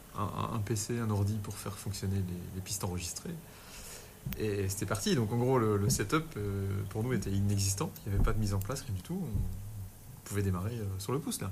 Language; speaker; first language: French; native; French